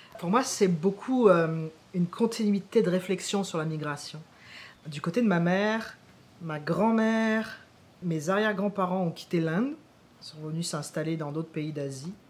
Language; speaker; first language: French; native; French